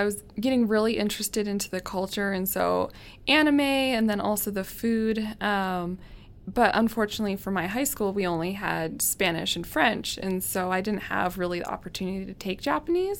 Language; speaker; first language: English; native; English